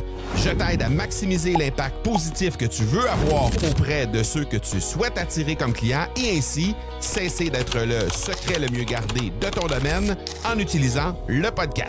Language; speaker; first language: French; native; French